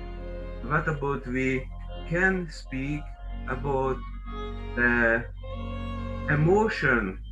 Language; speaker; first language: English; non-native, learner; Hungarian